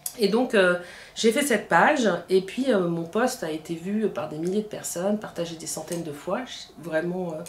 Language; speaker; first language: French; native; French